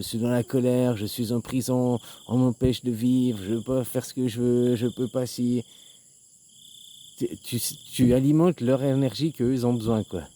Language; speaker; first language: French; native; French